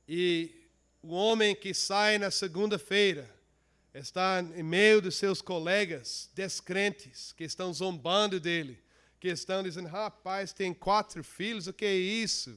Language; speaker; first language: Portuguese; non-native, fluent; English